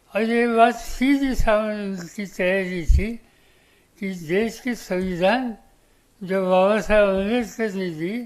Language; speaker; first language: Hindi; non-native, local second language; Marathi